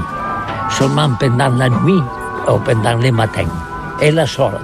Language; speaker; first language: French; non-native, learner; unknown